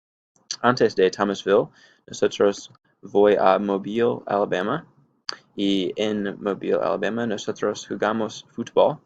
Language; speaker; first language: Spanish; non-native, learner; English